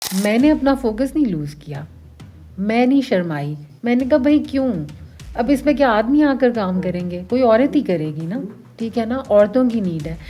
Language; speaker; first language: Urdu; early bilingual, heritage; Urdu